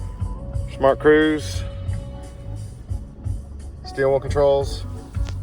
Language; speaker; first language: English; native; English